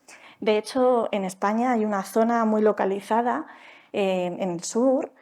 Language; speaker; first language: Spanish; native; Spanish